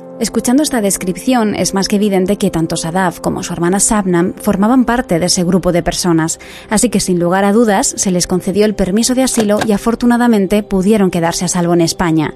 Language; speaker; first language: Spanish; native; Spanish